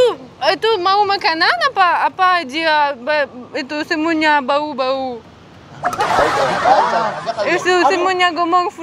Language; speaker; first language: Indonesian; non-native, learner; Russian